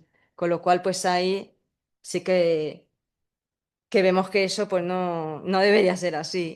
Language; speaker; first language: Spanish; native; Spanish